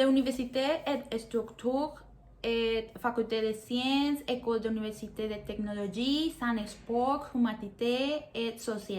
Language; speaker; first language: French; non-native, learner; Spanish